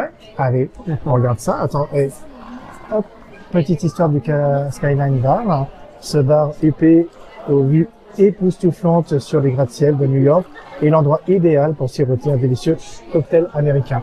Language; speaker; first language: French; native; French